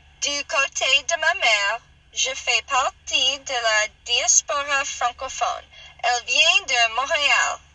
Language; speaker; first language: French; non-native, learner; English